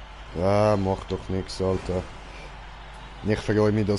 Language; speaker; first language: German; native; German